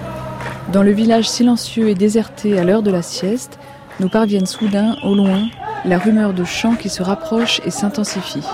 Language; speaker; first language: French; native; French